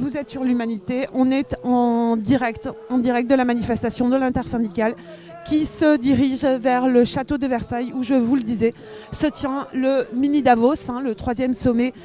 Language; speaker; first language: French; native; French